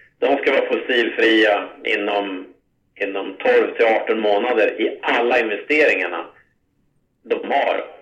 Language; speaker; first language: Swedish; native; Swedish